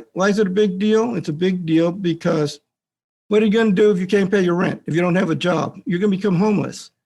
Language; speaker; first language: English; native; English